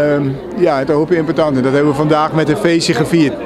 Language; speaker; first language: Dutch; non-native, local second language; Papiamento